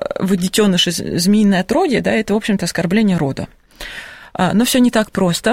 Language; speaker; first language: Russian; native; Russian